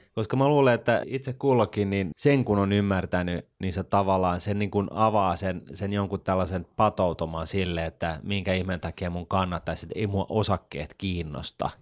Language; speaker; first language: Finnish; native; Finnish